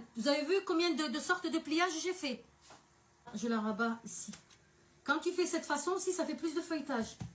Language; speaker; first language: French; early bilingual, other home language; Arabic